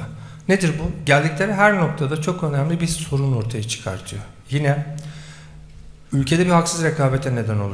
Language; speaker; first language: Turkish; native; Turkish